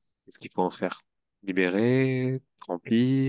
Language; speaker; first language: French; native; French